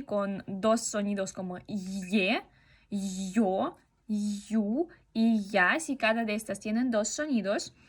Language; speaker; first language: Spanish; non-native, fluent; Russian